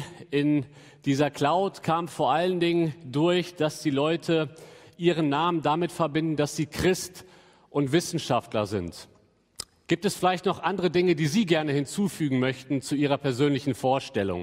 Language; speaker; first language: German; native; German